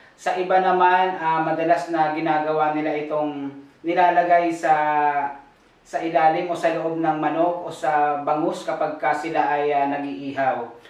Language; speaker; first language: Filipino; non-native, local second language; Bikol